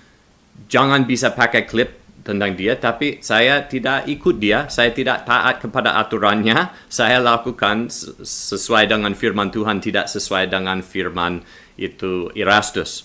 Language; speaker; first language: Indonesian; non-native, learner; English